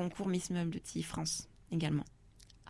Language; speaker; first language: French; native; French